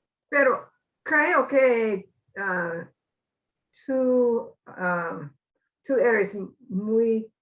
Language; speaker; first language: Spanish; non-native, learner; English